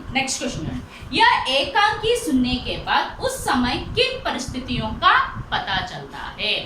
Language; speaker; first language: Hindi; non-native, local second language; Telugu